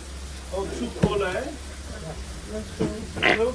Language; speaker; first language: Danish; non-native, fluent; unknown